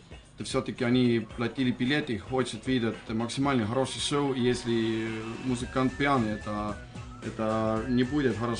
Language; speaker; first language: Russian; non-native, fluent; Estonian